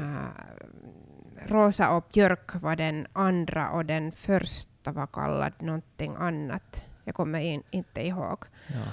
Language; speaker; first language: Swedish; non-native, local second language; Finnish